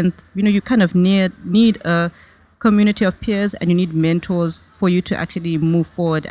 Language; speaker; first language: English; native; English